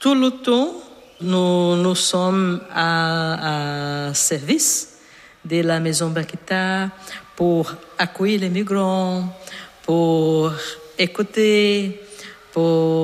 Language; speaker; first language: French; non-native, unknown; Portuguese